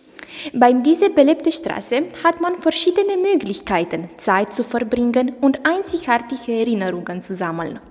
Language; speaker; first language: German; non-native, learner; Romanian